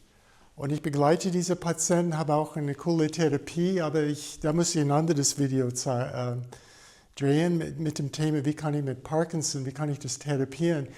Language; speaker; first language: German; non-native, fluent; English